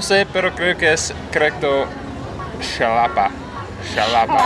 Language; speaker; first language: Spanish; non-native, learner; English